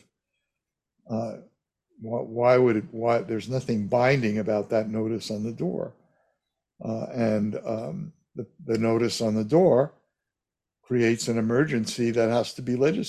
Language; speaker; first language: English; native; English